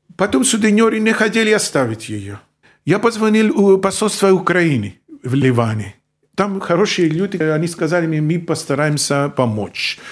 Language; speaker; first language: Russian; non-native, fluent; Greek